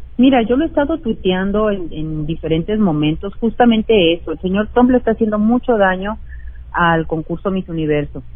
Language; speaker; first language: Spanish; native; Spanish